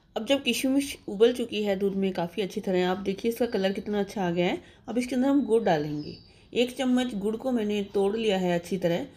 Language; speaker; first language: Hindi; non-native, local second language; Punjabi